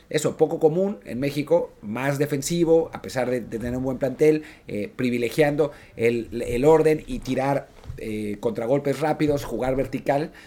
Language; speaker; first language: Spanish; native; Spanish